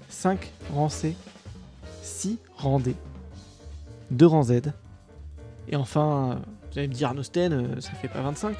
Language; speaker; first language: French; native; French